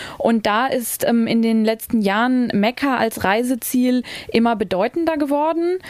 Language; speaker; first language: German; native; German